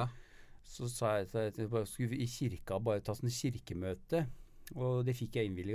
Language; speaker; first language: Norwegian; native; Norwegian